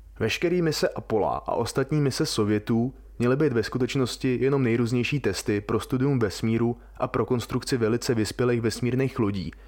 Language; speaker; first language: Czech; native; Czech